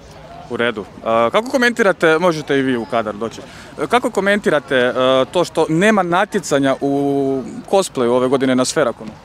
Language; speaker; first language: Croatian; native; Croatian